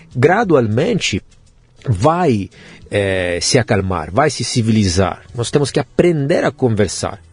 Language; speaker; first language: Portuguese; non-native, fluent; Italian